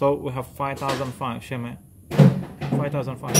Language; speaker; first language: English; non-native, learner; French